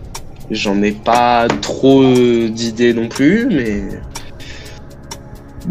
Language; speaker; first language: French; native; French